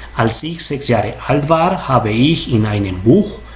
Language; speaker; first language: German; non-native, fluent; Spanish